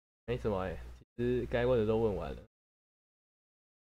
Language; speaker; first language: Chinese; native; Chinese